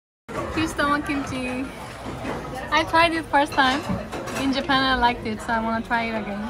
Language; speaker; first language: English; non-native, local second language; Assamese